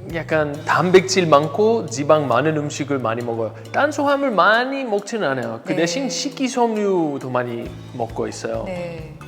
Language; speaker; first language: Korean; non-native, fluent; Greek